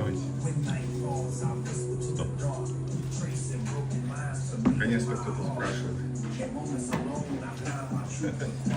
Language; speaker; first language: Russian; non-native, learner; Finnish